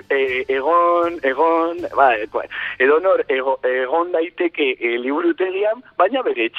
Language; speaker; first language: Basque; non-native, learner; Spanish